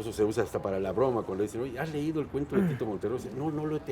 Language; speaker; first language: Spanish; native; Spanish